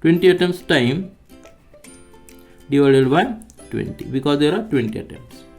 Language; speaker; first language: English; non-native, local second language; Marathi